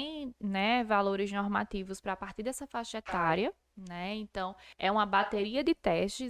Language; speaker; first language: Portuguese; native; Portuguese